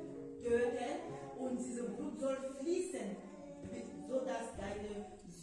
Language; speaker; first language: German; non-native, fluent; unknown